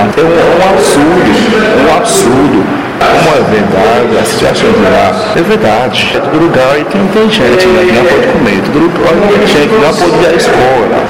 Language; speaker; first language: Portuguese; non-native, fluent; Haitian Creole